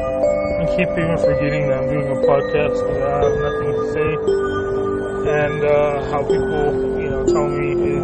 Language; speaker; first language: English; native; English